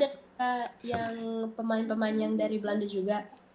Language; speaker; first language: Indonesian; early bilingual, heritage; Dutch